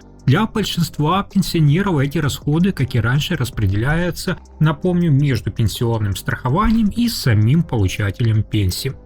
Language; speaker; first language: Russian; native; Russian